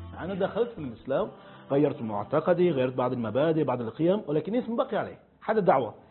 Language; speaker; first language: Arabic; non-native, fluent; Portuguese